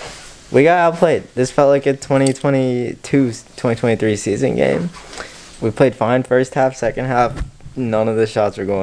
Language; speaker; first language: English; native; English